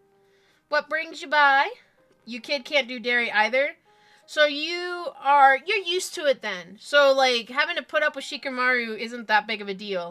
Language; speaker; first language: English; native; English